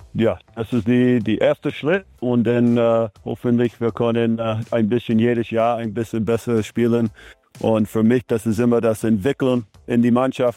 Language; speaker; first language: German; non-native, learner; English